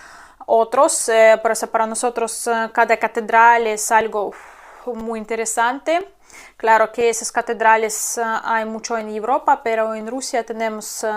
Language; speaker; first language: Spanish; non-native, fluent; Russian